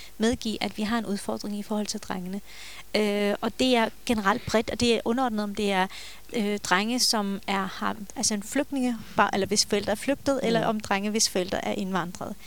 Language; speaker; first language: Danish; early bilingual, other home language; Turkish